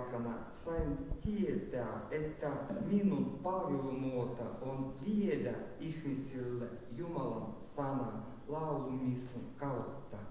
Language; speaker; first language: Finnish; non-native, learner; Russian